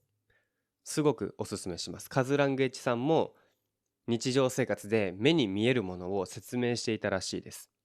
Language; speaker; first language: Japanese; native; Japanese